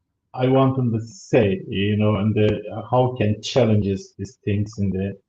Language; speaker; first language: English; non-native, learner; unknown